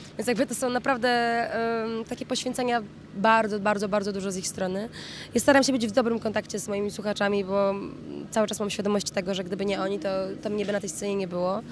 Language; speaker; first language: Polish; native; Polish